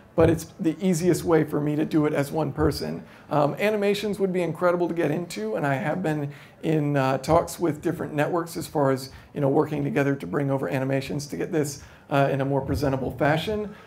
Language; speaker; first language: English; native; English